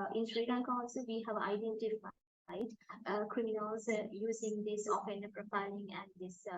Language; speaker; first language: English; non-native, local second language; Sinhala